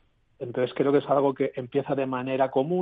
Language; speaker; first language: Spanish; native; Spanish